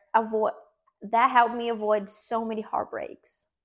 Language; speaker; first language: English; non-native, fluent; Portuguese